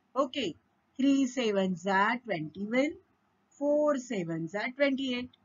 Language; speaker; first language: English; non-native, local second language; Marathi